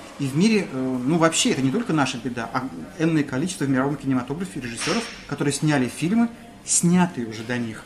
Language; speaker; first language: Russian; native; Russian